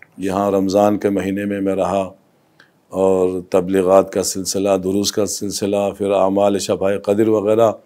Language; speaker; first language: Urdu; non-native, local second language; Balti